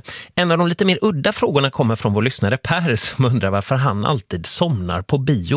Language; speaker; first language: Swedish; native; Swedish